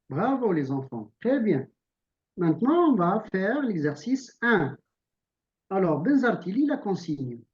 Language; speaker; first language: French; non-native, local second language; Arabic